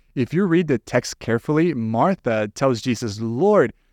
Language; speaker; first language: English; non-native, fluent; Spanish